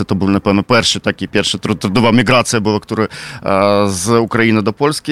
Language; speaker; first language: Polish; non-native, fluent; Ukrainian